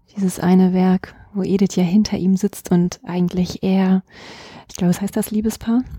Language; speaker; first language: German; native; German